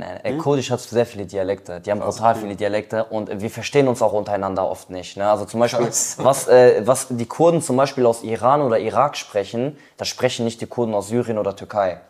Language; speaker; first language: German; early bilingual, other home language; Kurdish